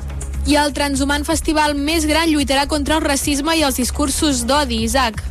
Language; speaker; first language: Catalan; native; Catalan